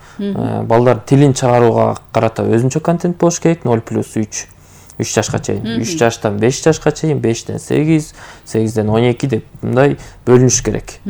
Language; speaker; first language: Kyrgyz; native; Kyrgyz